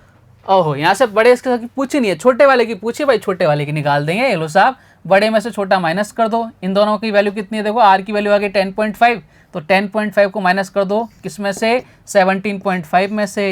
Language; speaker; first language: Hindi; native; Hindi